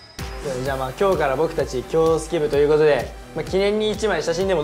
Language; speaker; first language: Japanese; native; Japanese